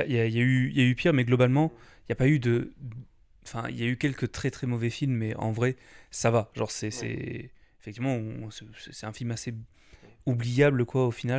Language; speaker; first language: French; native; French